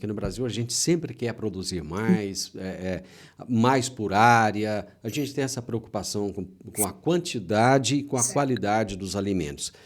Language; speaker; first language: Portuguese; native; Portuguese